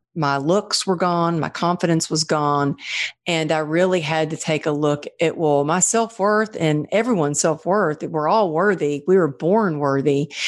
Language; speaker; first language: English; native; English